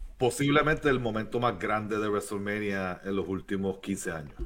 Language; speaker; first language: Spanish; native; Spanish